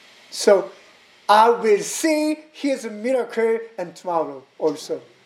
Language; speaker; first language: English; non-native, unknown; Korean